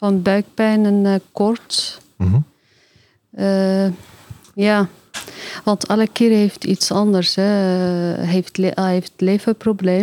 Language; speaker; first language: Dutch; non-native, learner; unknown